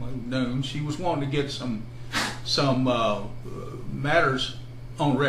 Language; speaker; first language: English; native; English